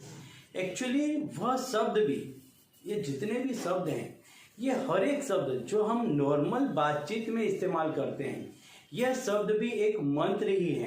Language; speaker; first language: Hindi; native; Hindi